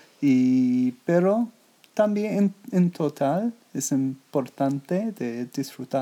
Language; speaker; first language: Spanish; non-native, learner; English